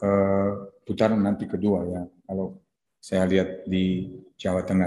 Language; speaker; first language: Indonesian; non-native, fluent; Serbian